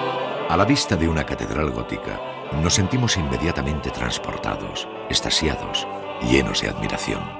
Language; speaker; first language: Spanish; native; Spanish